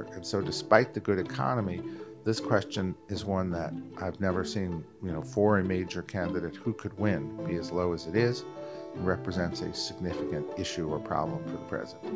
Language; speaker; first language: English; native; English